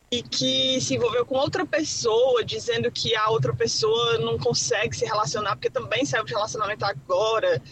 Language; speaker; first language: Portuguese; native; Portuguese